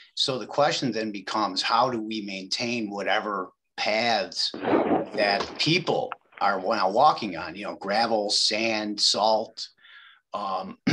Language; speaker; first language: English; native; English